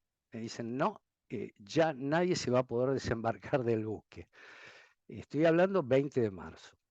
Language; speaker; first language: Spanish; native; Spanish